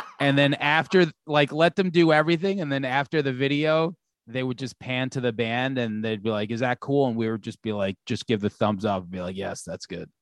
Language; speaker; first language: English; native; English